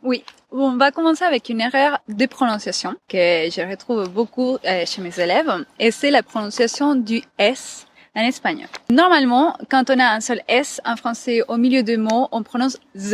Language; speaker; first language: French; non-native, fluent; Spanish